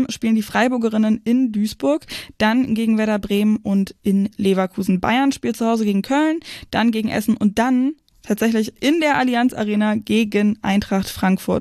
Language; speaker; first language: German; native; German